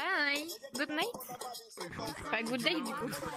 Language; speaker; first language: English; non-native, learner; French